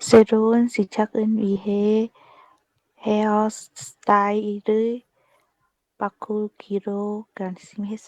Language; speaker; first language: Korean; non-native, learner; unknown